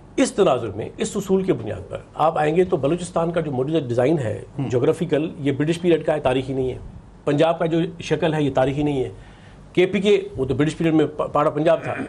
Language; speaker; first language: Urdu; non-native, local second language; Sindhi